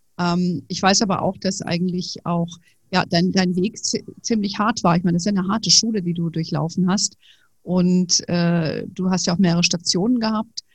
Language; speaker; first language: German; native; German